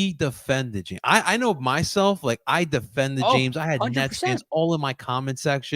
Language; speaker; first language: English; native; English